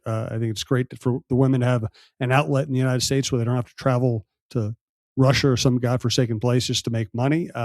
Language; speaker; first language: English; native; English